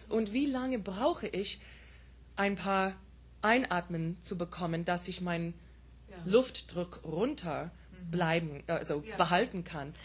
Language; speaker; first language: German; non-native, fluent; English